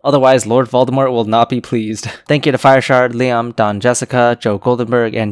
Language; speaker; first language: English; native; English